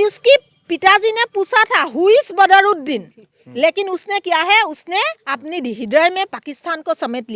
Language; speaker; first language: Hindi; non-native, local second language; Assamese